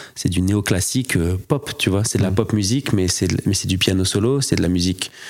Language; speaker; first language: French; native; French